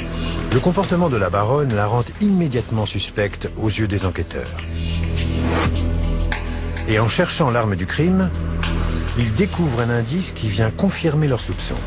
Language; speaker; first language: French; native; French